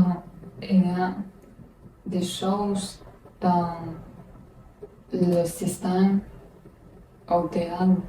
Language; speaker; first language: French; non-native, learner; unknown